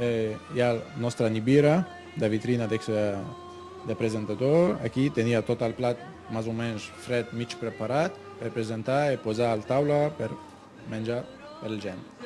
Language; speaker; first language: Catalan; non-native, learner; Arabic